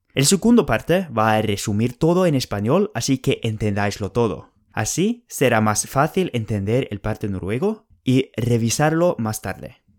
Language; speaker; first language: Spanish; non-native, fluent; Norwegian